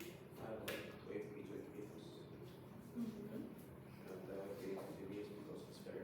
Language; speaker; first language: English; non-native, learner; Ukrainian